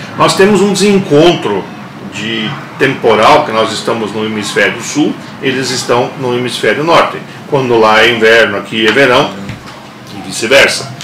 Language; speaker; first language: Portuguese; non-native, local second language; German